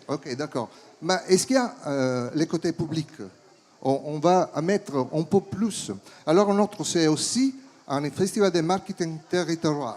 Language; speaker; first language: French; non-native, fluent; Italian